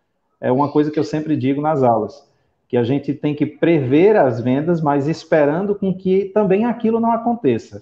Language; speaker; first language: Portuguese; native; Portuguese